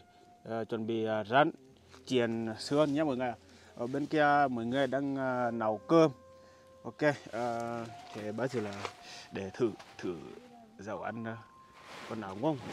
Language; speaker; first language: Vietnamese; non-native, fluent; Portuguese